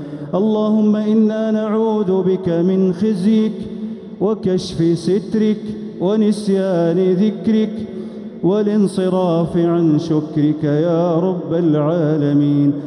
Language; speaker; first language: Arabic; native; Arabic